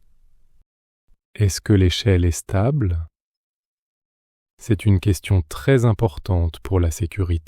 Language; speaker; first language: French; native; French